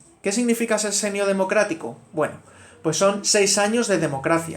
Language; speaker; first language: Spanish; native; Spanish